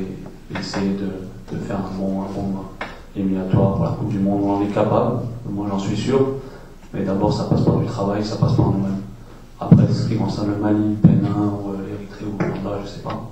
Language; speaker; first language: French; native; French